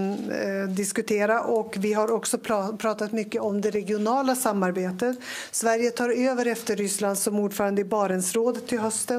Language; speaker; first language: Swedish; native; Swedish